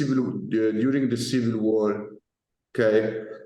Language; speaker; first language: English; non-native, learner; Italian